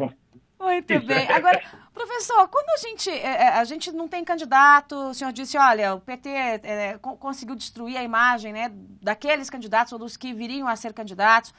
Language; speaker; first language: Portuguese; native; Portuguese